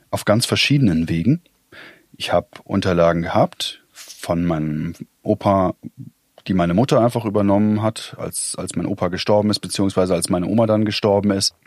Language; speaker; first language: German; native; German